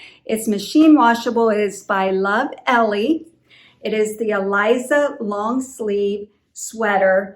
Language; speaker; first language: English; native; English